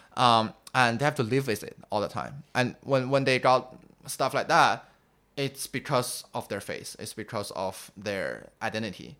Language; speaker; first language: English; non-native, fluent; Chinese